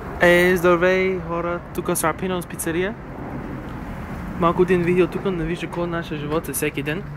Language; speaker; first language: Bulgarian; early bilingual, heritage; Bulgarian